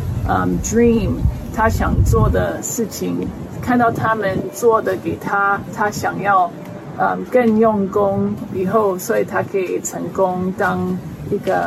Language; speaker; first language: Chinese; early bilingual, heritage; Chinese